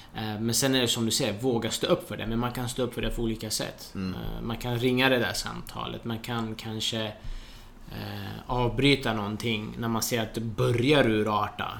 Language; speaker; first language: Swedish; early bilingual, other home language; Persian